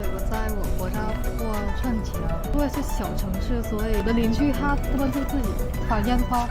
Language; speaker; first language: Chinese; non-native, fluent; Vietnamese